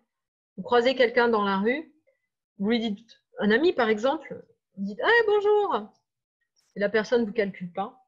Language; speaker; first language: French; native; French